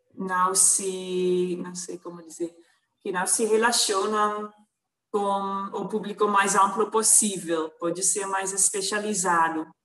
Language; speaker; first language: Portuguese; non-native, fluent; Dutch